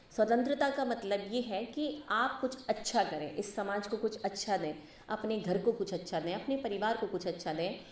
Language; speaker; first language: Hindi; native; Hindi